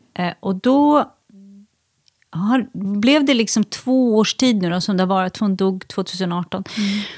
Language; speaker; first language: Swedish; native; Swedish